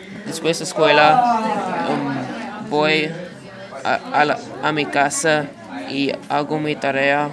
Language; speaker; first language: Spanish; non-native, learner; English